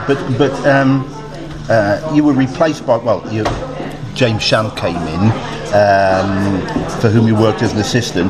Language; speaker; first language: English; native; English